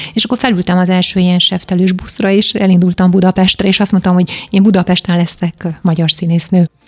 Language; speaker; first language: Hungarian; native; Hungarian